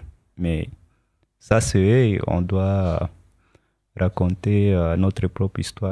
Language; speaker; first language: French; non-native, local second language; Swahili